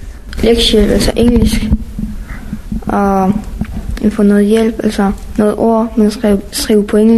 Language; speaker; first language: Danish; non-native, learner; Persian